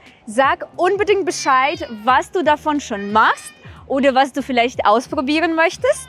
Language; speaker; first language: German; non-native, fluent; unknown